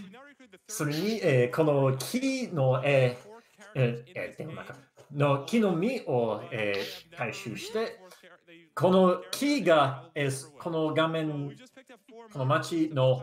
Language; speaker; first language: Japanese; non-native, learner; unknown